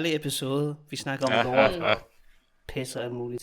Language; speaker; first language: Danish; native; Danish